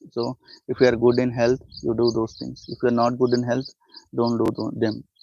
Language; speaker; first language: English; non-native, local second language; Telugu